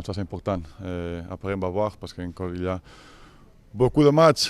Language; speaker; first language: French; non-native, fluent; Spanish